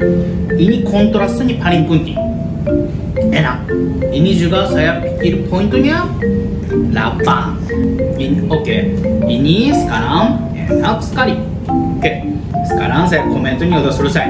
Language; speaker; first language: Indonesian; non-native, learner; Japanese